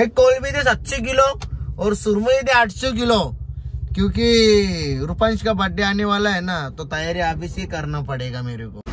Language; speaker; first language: Hindi; non-native, local second language; Marathi